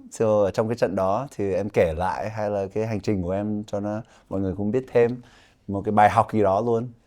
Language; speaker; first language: Vietnamese; early bilingual, heritage; Vietnamese